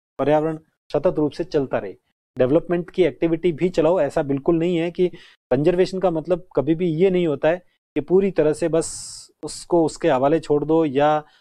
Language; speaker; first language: Hindi; native; Hindi